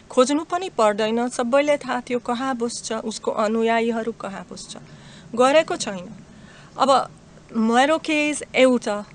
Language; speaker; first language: Nepali; non-native, learner; Slovak